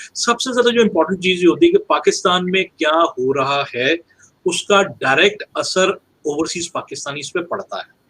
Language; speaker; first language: Urdu; native; Urdu